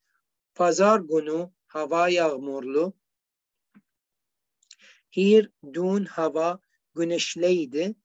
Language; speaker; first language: Turkish; non-native, learner; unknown